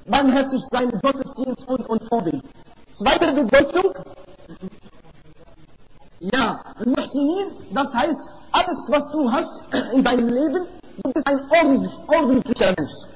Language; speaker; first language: German; non-native, fluent; Arabic